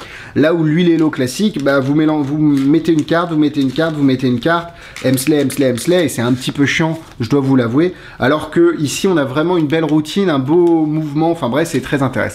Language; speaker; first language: French; native; French